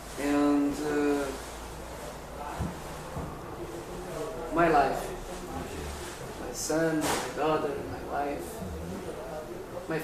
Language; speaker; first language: English; non-native, learner; Portuguese